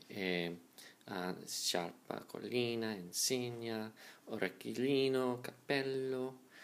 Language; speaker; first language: Italian; non-native, learner; English